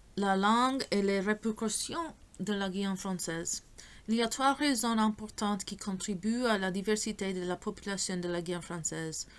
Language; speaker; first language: French; non-native, learner; English